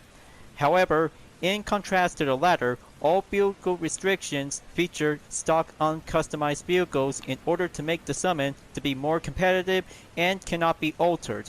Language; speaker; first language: English; non-native, fluent; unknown